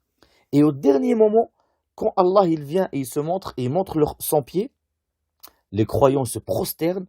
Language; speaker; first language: French; native; French